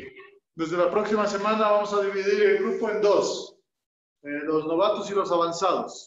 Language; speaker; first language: Spanish; native; Spanish